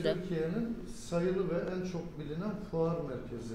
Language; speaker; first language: Turkish; native; Turkish